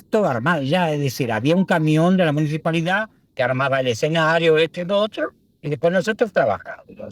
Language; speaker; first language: Spanish; early bilingual, other home language; Italian